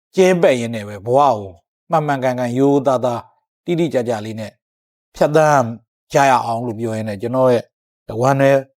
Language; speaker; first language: Burmese; native; Burmese